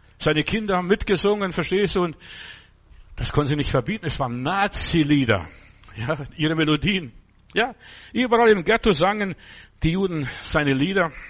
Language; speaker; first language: German; non-native, fluent; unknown